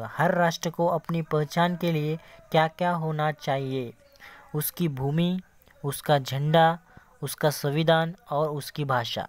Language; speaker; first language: Hindi; non-native, local second language; Marathi